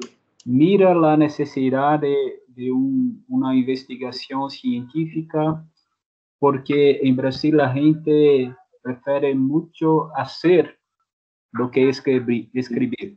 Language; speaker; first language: Spanish; non-native, fluent; Portuguese